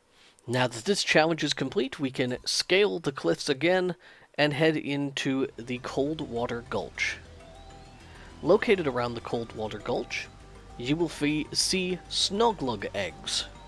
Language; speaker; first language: English; native; English